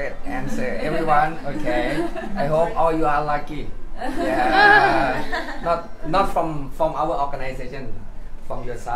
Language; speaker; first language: English; non-native, learner; Thai